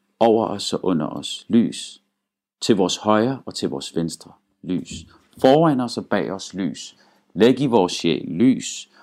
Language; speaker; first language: Danish; early bilingual, other home language; Arabic